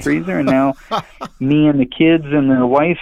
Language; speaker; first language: English; non-native, fluent; Hebrew